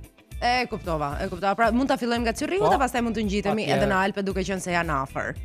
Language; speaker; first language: Albanian; native; Albanian